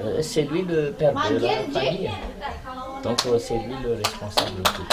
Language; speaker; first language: French; non-native, local second language; Malagasy